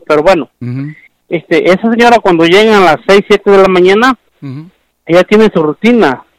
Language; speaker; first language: Spanish; non-native, local second language; Mixtepec Mixtec